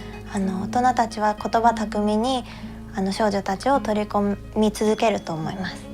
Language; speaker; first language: Japanese; native; Japanese